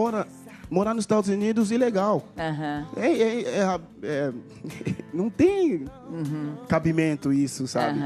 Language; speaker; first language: Portuguese; non-native, fluent; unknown